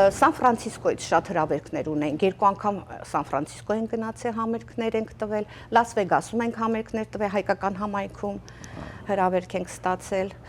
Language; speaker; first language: Armenian; native; Armenian